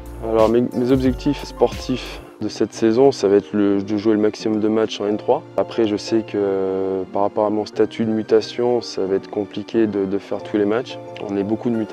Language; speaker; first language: French; native; French